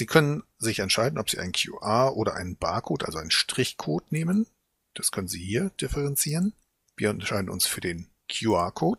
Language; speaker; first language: German; native; German